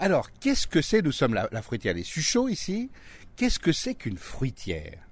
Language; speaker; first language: French; native; French